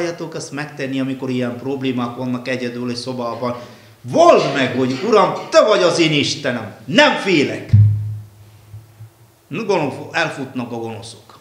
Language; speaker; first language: Hungarian; non-native, fluent; Malayalam